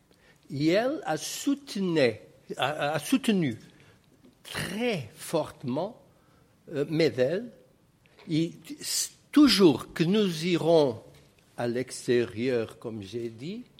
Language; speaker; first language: French; non-native, fluent; Portuguese